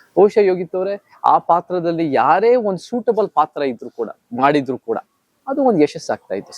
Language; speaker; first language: Kannada; early bilingual, heritage; Kannada